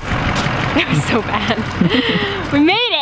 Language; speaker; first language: English; native; English